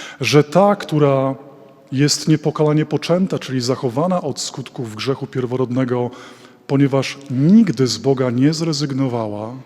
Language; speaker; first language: Polish; native; Polish